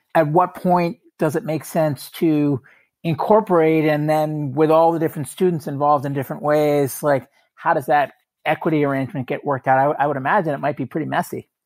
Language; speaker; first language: English; native; English